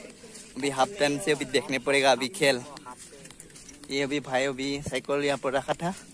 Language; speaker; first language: Hindi; non-native, local second language; Bodo